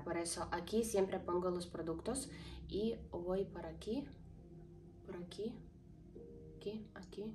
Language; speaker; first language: Spanish; non-native, learner; Ukrainian